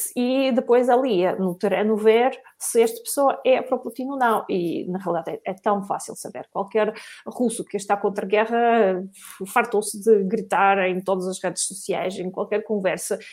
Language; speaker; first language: Portuguese; non-native, fluent; Russian